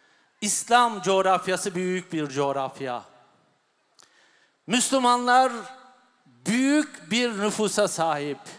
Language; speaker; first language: Turkish; native; Turkish